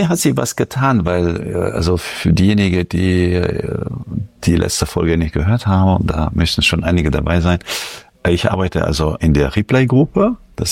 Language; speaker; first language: German; non-native, fluent; French